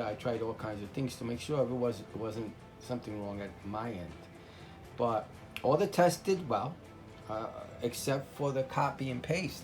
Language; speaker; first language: English; native; English